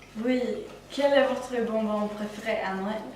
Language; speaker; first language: French; non-native, learner; Swedish